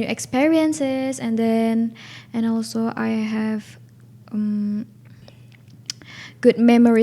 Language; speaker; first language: English; non-native, learner; Indonesian